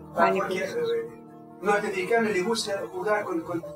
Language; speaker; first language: Spanish; non-native, fluent; Russian